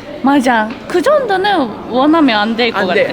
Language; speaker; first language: Korean; non-native, local second language; Japanese